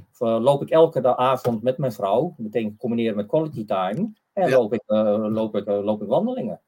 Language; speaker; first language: Dutch; early bilingual, other home language; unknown